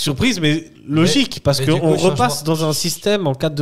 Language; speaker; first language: French; native; French